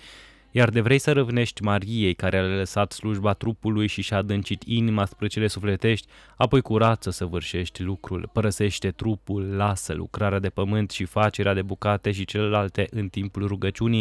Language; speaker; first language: Romanian; native; Romanian